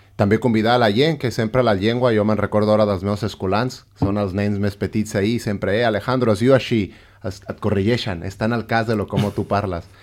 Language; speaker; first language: Catalan; non-native, fluent; Spanish